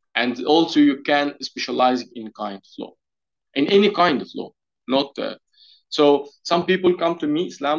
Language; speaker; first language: English; non-native, learner; Arabic